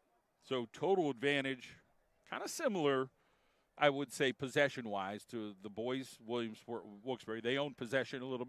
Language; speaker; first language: English; native; English